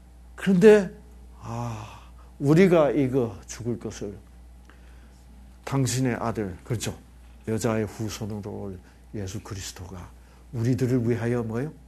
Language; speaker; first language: Korean; native; Korean